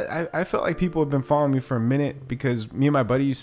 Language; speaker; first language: English; early bilingual, other home language; Spanish